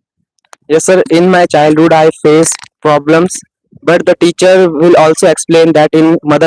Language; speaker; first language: English; non-native, learner; Hindi